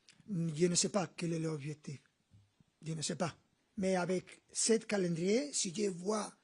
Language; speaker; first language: French; non-native, learner; Spanish